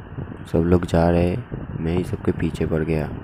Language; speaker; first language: Hindi; non-native, local second language; Bangla